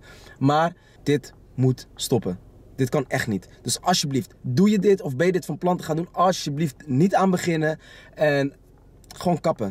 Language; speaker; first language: Dutch; native; Dutch